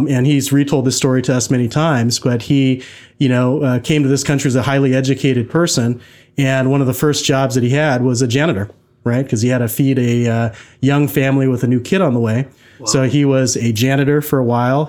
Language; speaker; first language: English; native; English